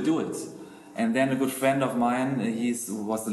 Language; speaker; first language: English; non-native, fluent; German